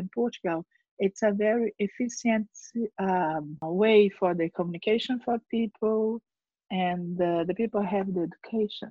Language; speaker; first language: English; non-native, learner; Portuguese